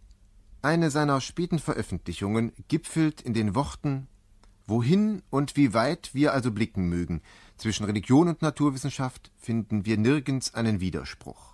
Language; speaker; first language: German; native; German